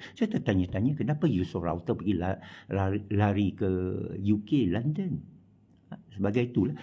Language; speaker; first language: Malay; non-native, local second language; Chinese